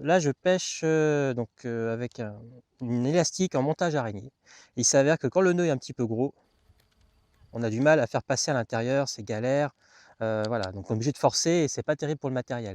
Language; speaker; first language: French; native; French